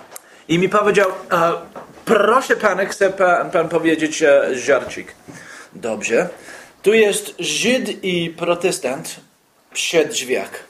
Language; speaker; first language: Polish; non-native, fluent; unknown